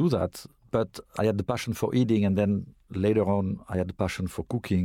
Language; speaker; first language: English; non-native, fluent; French